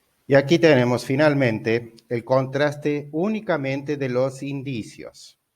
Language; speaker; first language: Spanish; non-native, fluent; Portuguese